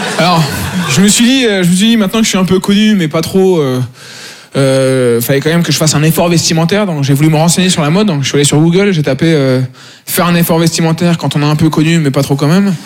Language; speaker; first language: French; native; French